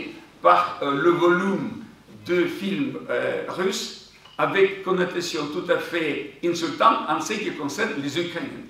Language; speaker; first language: French; non-native, fluent; Ukrainian